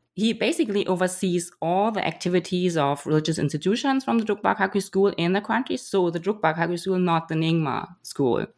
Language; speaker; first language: English; non-native, fluent; German